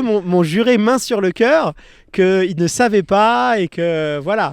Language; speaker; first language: French; native; French